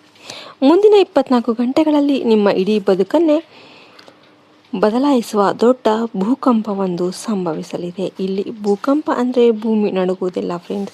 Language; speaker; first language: Kannada; native; Kannada